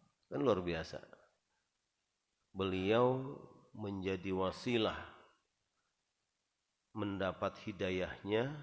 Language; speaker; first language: Indonesian; native; Indonesian